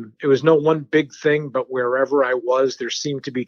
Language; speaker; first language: English; early bilingual, other home language; French